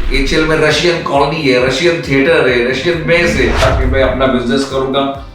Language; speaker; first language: Hindi; non-native, local second language; Marathi